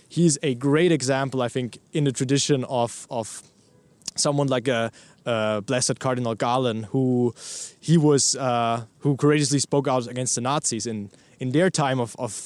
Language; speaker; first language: English; non-native, fluent; German